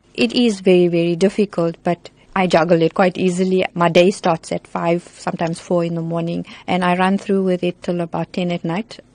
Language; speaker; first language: English; native; English